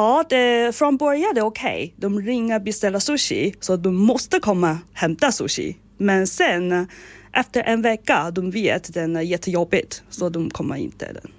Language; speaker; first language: Swedish; non-native, learner; Chinese